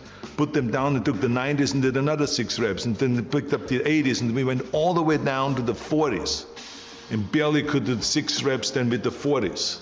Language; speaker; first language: English; non-native, fluent; German